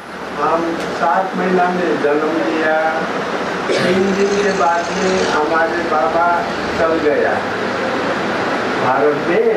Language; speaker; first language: Hindi; non-native, learner; Nepali